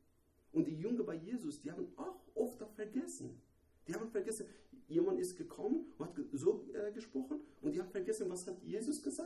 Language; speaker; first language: German; non-native, learner; Persian